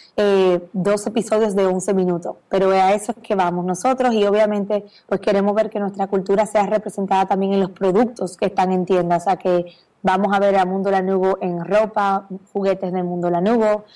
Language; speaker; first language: Spanish; native; Spanish